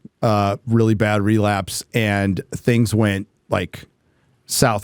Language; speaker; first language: English; native; English